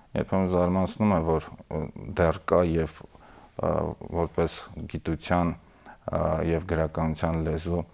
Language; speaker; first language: Armenian; native; Armenian